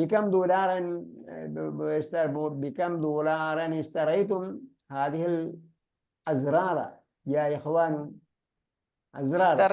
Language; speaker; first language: Arabic; non-native, learner; Malayalam